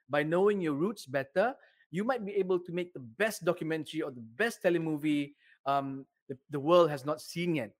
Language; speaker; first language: English; non-native, local second language; Malay